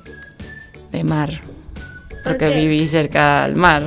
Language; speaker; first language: Spanish; native; Spanish